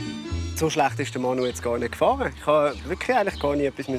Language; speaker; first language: German; native; German